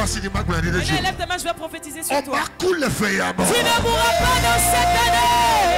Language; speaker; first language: French; non-native, local second language; Ewe